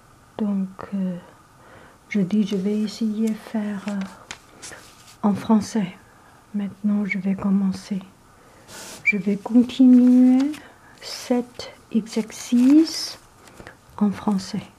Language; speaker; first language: French; non-native, learner; Chinese